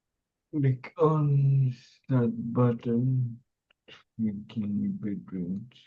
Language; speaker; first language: English; non-native, learner; Indonesian